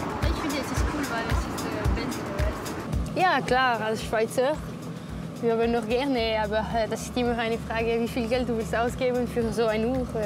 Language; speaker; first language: German; non-native, local second language; French